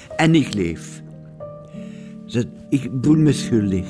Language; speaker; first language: Dutch; non-native, local second language; French